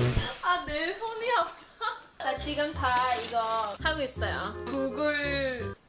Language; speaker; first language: Korean; early bilingual, heritage; English